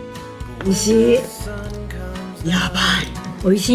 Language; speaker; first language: Japanese; native; Japanese